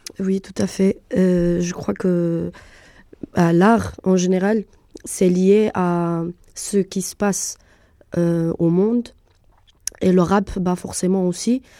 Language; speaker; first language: French; non-native, fluent; Arabic